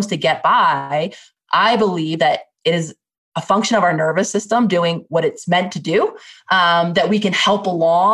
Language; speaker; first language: English; native; English